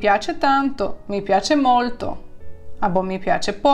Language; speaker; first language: Italian; non-native, fluent; Ukrainian